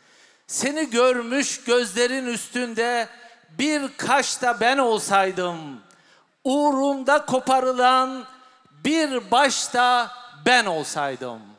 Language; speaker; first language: Turkish; native; Turkish